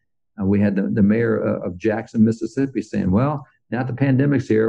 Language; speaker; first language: English; native; English